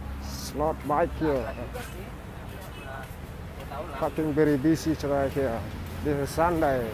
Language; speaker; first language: English; non-native, learner; Indonesian